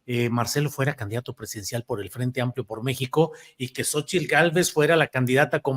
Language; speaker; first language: Spanish; native; Spanish